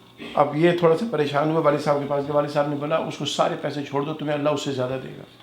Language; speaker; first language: Urdu; native; Urdu